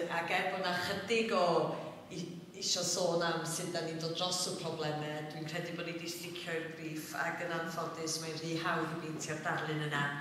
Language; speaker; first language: Welsh; native; Welsh